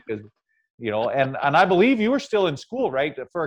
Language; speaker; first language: English; native; English